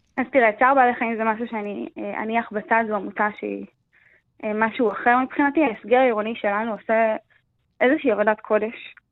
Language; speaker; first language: Hebrew; native; Hebrew